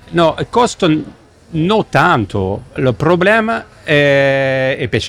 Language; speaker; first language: Italian; non-native, learner; English